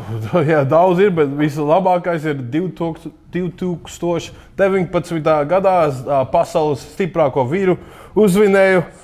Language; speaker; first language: Latvian; early bilingual, heritage; English